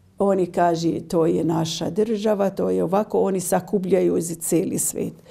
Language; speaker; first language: Serbian; non-native, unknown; Arabic